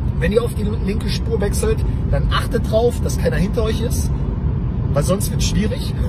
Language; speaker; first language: German; native; German